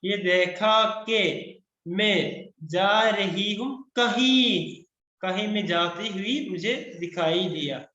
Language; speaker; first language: Hindi; non-native, local second language; Malayalam